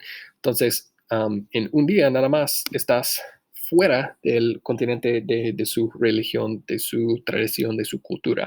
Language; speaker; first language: Spanish; non-native, fluent; English